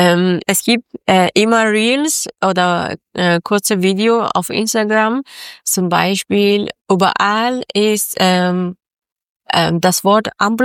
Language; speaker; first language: German; non-native, learner; Persian